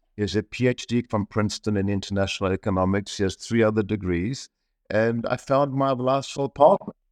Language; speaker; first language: English; native; English